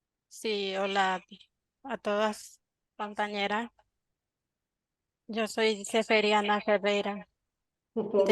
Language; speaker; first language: Spanish; non-native, local second language; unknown